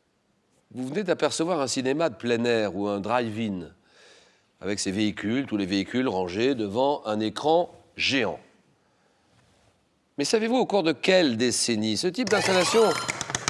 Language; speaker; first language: French; native; French